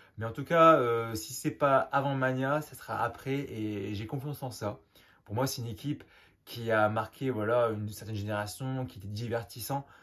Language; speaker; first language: French; native; French